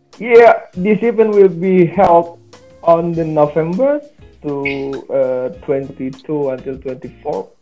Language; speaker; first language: English; non-native, learner; Indonesian